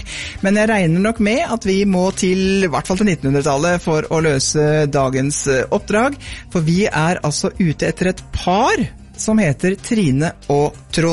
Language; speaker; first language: Norwegian; native; Norwegian